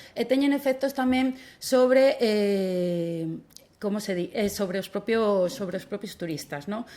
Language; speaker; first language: Galician; non-native, local second language; Spanish